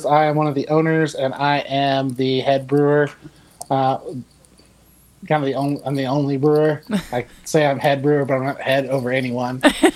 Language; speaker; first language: English; native; English